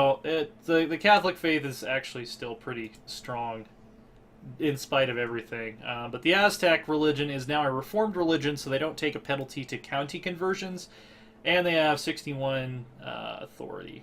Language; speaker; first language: English; native; English